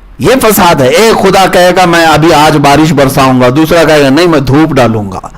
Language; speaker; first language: Urdu; native; Urdu